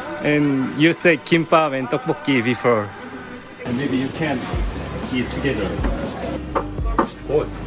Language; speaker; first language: English; non-native, learner; Korean